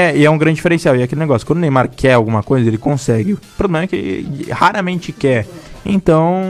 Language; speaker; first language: Portuguese; native; Portuguese